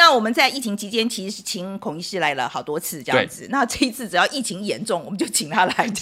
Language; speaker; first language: Chinese; native; Chinese